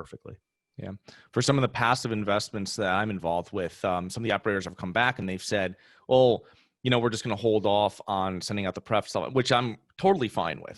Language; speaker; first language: English; native; English